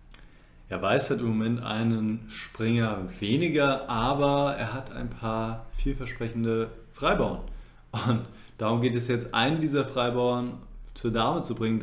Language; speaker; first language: German; native; German